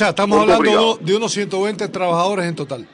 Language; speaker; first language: Spanish; native; Spanish